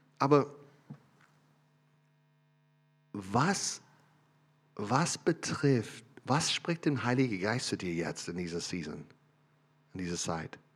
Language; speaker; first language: German; non-native, learner; English